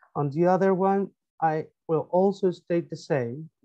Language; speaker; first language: English; non-native, fluent; Spanish